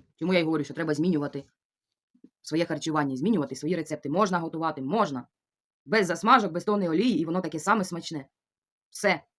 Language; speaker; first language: Ukrainian; non-native, local second language; Russian